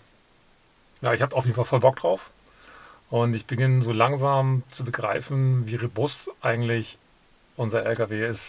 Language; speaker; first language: German; native; German